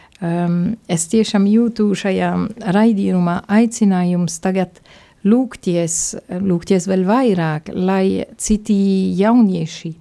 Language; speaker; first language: Latvian; non-native, fluent; Italian